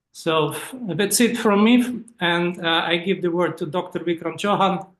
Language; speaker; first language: English; non-native, fluent; Russian